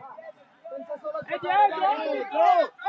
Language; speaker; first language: Italian; native; Italian